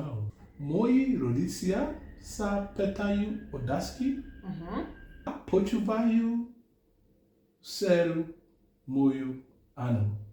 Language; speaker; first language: Slovak; non-native, learner; Akan